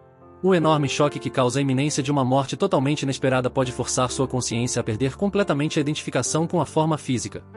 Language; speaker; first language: Portuguese; native; Portuguese